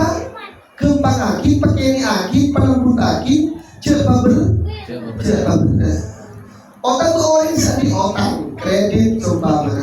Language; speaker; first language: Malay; non-native, local second language; Javanese